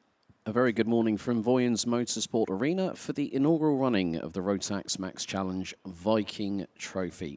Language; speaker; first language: English; non-native, fluent; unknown